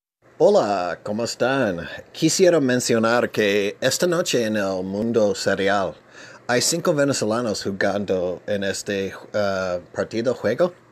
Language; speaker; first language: Spanish; non-native, learner; English